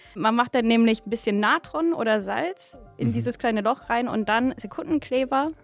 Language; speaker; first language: German; non-native, fluent; English